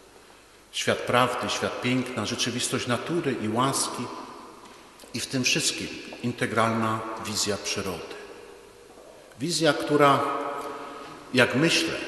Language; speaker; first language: Polish; native; Polish